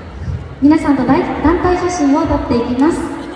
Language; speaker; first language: Japanese; native; Japanese